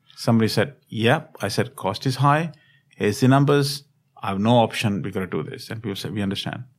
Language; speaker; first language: English; non-native, local second language; Hindi